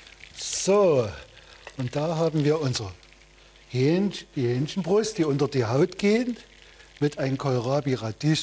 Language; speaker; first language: German; native; German